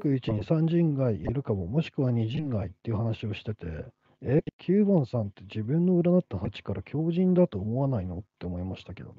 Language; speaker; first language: Japanese; native; Japanese